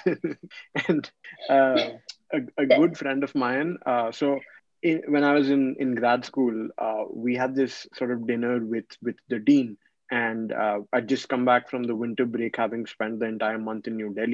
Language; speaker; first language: English; non-native, local second language; Hindi